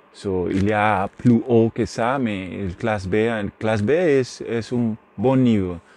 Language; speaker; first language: French; non-native, learner; Spanish